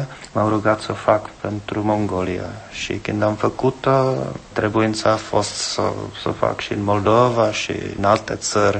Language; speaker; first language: Romanian; non-native, fluent; Czech